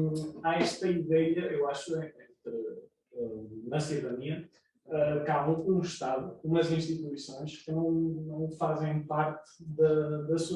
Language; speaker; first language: Portuguese; non-native, fluent; Catalan